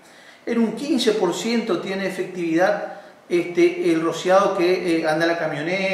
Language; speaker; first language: Spanish; native; Spanish